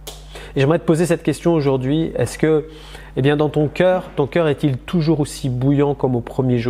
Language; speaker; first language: French; native; French